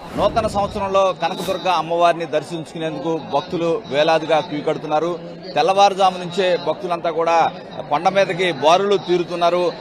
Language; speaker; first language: Telugu; native; Telugu